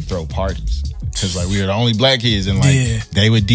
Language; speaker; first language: English; native; English